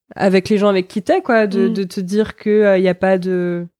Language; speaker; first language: French; native; French